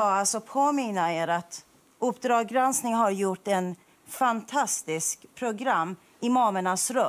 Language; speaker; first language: Swedish; non-native, fluent; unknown